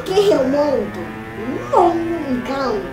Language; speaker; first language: Portuguese; non-native, learner; Italian